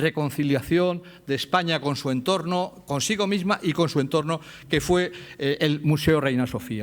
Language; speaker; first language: Spanish; native; Spanish